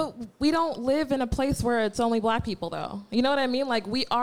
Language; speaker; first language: English; native; English